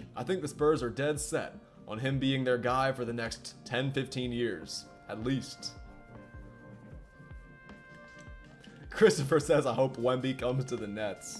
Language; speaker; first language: English; native; English